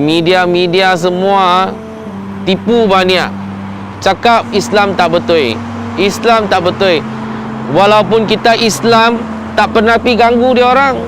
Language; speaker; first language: Indonesian; non-native, local second language; Chinese